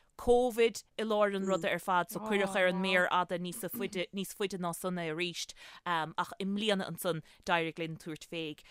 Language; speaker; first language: Irish; native; Irish